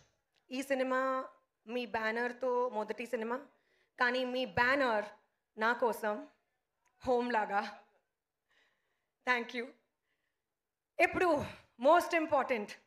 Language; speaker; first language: Telugu; non-native, local second language; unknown